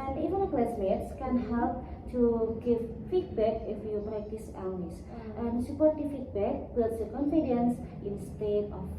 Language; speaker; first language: English; non-native, learner; Indonesian